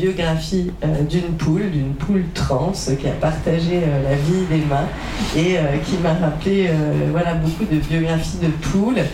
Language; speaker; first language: French; native; French